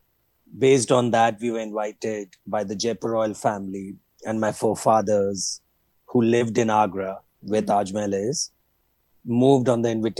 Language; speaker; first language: English; non-native, local second language; Hindi